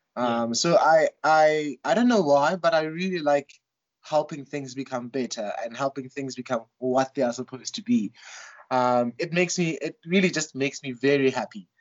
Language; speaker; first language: English; non-native, local second language; Tswana